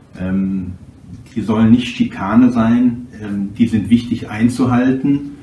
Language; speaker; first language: German; native; German